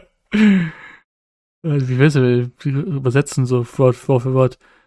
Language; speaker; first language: German; native; German